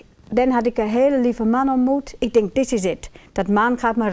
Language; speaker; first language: Dutch; non-native, fluent; English